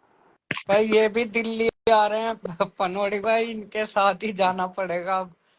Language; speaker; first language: Hindi; native; Hindi